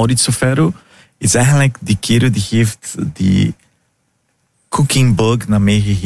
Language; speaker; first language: Dutch; non-native, fluent; Portuguese